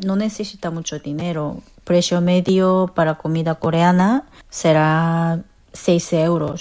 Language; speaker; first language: Spanish; non-native, fluent; Korean